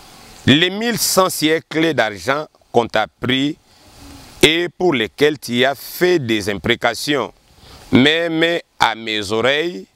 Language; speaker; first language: French; non-native, local second language; Lingala